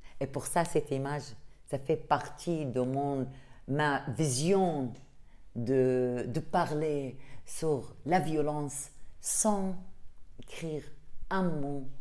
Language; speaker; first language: French; non-native, learner; Arabic